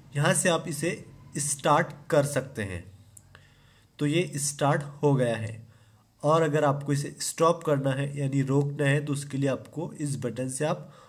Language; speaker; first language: Hindi; native; Hindi